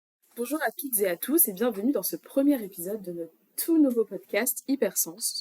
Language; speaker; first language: French; native; French